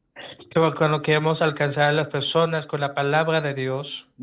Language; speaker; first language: Spanish; non-native, fluent; Dutch